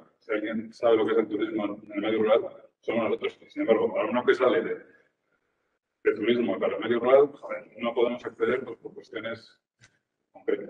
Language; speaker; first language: Spanish; native; Spanish